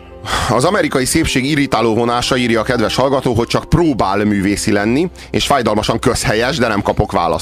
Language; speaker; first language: Hungarian; native; Hungarian